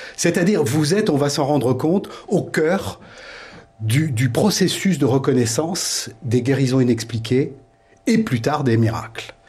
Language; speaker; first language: French; native; French